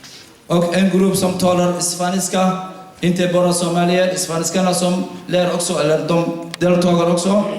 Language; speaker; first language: Swedish; non-native, fluent; Somali